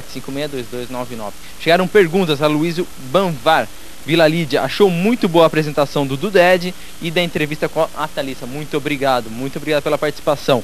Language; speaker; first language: Portuguese; native; Portuguese